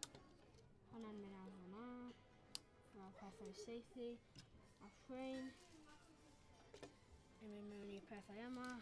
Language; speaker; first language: Welsh; non-native, local second language; English